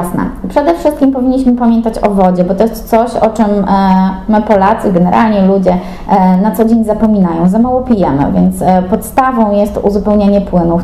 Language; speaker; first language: Polish; native; Polish